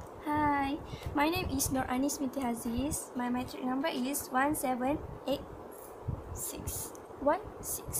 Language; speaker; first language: English; non-native, learner; Malay